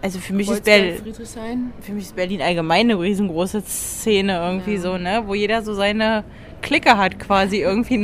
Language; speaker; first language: German; native; German